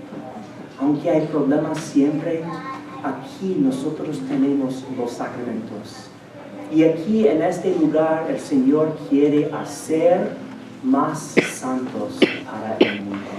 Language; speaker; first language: Spanish; non-native, fluent; English